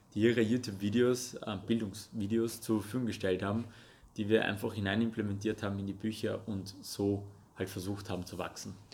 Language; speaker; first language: German; non-native, fluent; Russian